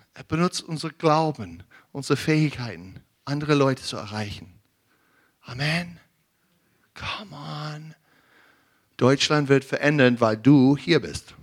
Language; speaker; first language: German; non-native, learner; English